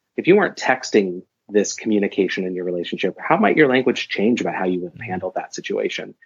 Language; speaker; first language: English; native; English